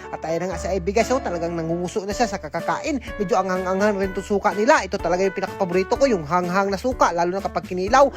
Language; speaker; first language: Filipino; non-native, local second language; Cebuano